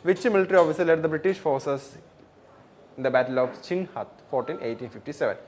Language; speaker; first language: English; non-native, local second language; Malayalam